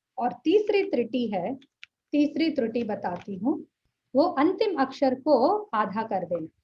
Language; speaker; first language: Hindi; non-native, local second language; Telugu